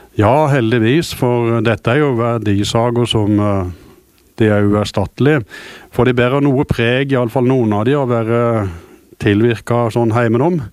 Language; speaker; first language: Norwegian; native; Norwegian